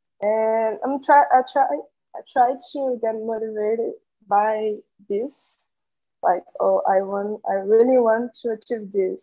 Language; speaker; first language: English; non-native, learner; Portuguese